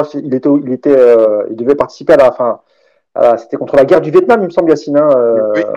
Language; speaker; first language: French; native; French